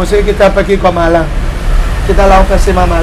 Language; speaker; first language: Indonesian; non-native, fluent; English